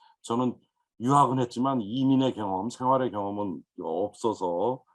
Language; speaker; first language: Korean; native; Korean